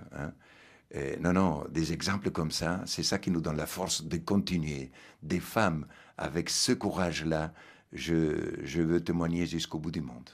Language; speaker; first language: French; non-native, fluent; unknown